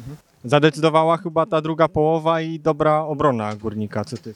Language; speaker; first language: Polish; native; Polish